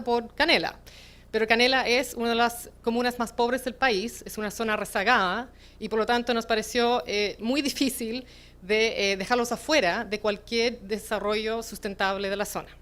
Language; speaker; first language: Spanish; native; Spanish